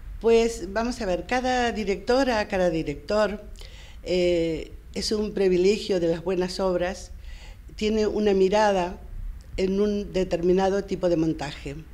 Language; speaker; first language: Spanish; native; Spanish